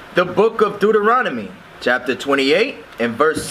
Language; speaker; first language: English; native; English